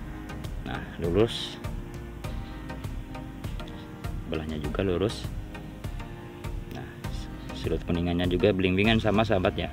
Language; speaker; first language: Indonesian; non-native, local second language; Sundanese